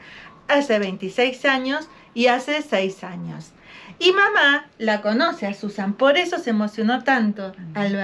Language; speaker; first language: Spanish; native; Spanish